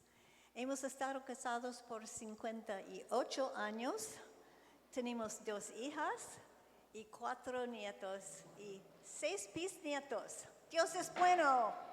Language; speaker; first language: Spanish; non-native, learner; English